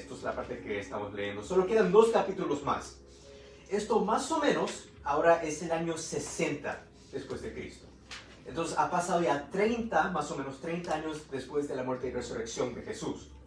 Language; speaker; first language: Spanish; early bilingual, heritage; Spanish